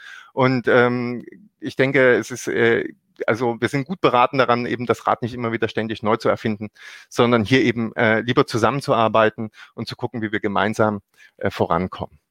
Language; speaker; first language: German; native; German